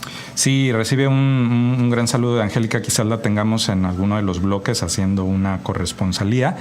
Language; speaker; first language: Spanish; native; Spanish